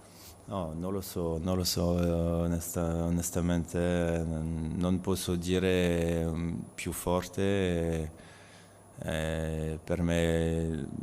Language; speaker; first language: Italian; non-native, learner; French